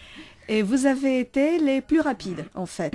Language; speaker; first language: French; non-native, fluent; Romanian